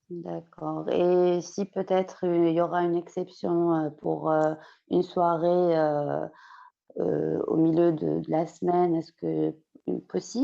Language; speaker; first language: French; non-native, fluent; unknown